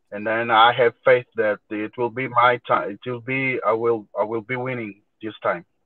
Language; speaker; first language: English; non-native, learner; Portuguese